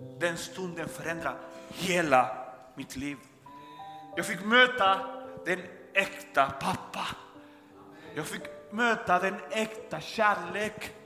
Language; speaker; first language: Swedish; non-native, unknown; Spanish